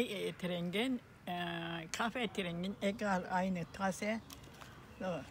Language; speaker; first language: German; non-native, learner; Turkish